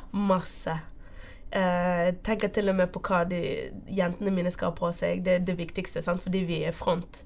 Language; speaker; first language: Norwegian; early bilingual, other home language; Portuguese